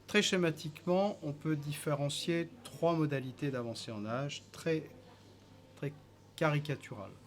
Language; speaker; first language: French; native; French